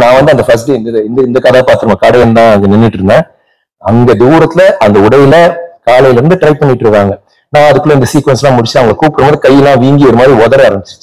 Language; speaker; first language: Tamil; native; Tamil